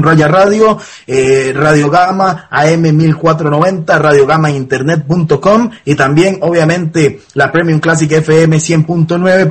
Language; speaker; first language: Spanish; native; Spanish